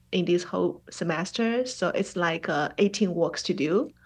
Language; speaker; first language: English; non-native, fluent; Chinese